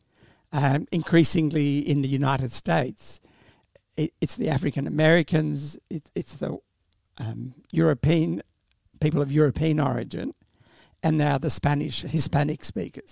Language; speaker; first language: English; early bilingual, other home language; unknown